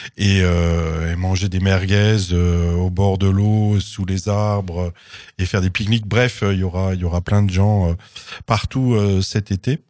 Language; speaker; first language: French; native; French